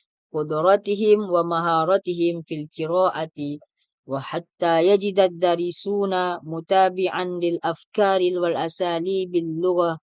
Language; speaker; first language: Arabic; non-native, learner; Indonesian